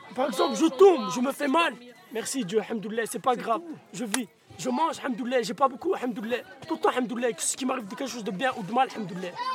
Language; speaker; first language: French; non-native, local second language; Arabic